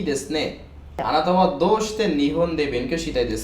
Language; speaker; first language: Japanese; non-native, fluent; Bangla